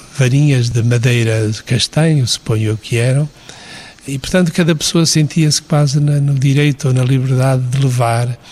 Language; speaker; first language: Portuguese; native; Portuguese